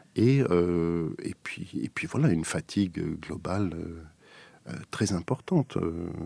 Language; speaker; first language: French; native; French